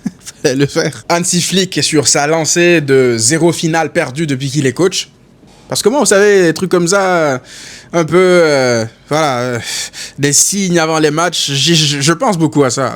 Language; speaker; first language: French; native; French